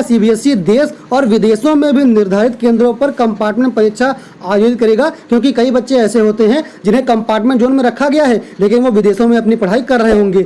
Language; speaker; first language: Hindi; native; Hindi